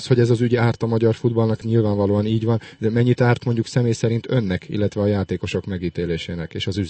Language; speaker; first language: Hungarian; native; Hungarian